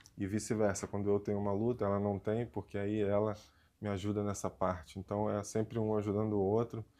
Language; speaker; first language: Portuguese; native; Portuguese